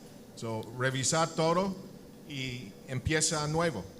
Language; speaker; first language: Spanish; non-native, learner; English